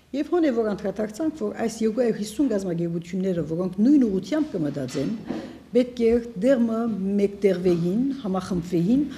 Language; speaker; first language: Armenian; early bilingual, heritage; Armenian